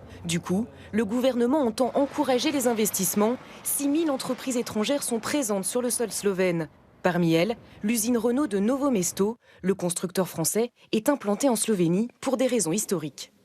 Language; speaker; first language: French; native; French